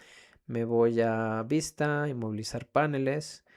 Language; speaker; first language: Spanish; native; Spanish